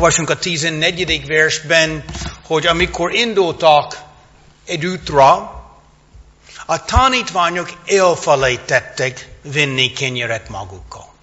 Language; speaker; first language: Hungarian; non-native, fluent; English